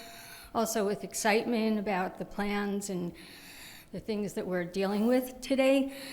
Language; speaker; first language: English; native; English